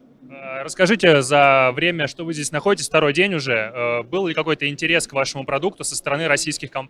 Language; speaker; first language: Russian; native; Russian